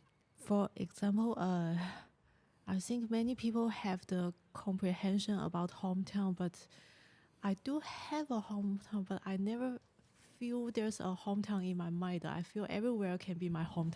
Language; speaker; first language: English; non-native, learner; Chinese